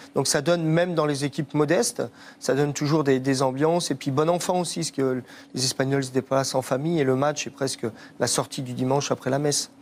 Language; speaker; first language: French; native; French